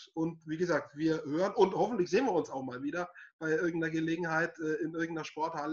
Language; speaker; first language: German; native; German